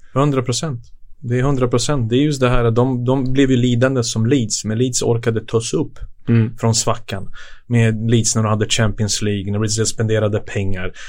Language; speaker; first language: Swedish; early bilingual, other home language; Serbian